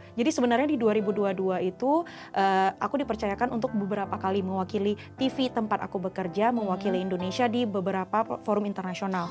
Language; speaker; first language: Indonesian; native; Indonesian